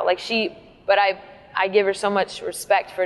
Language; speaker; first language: English; native; English